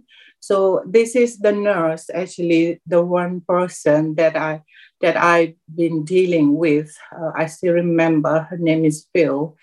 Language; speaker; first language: English; non-native, local second language; Malay